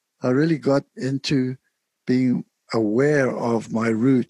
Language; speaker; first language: English; native; English